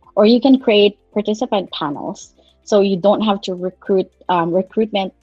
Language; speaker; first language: English; non-native, local second language; Cebuano